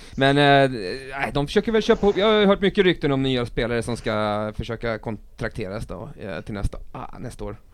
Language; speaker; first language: Swedish; native; Swedish